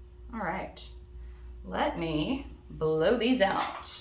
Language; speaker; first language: English; native; English